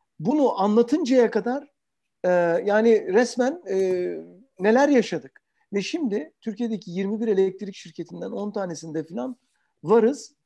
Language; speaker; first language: Turkish; native; Turkish